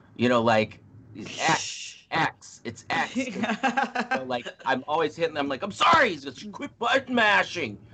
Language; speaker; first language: English; native; English